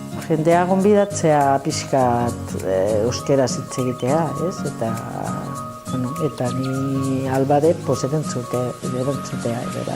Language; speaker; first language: Basque; non-native, learner; Catalan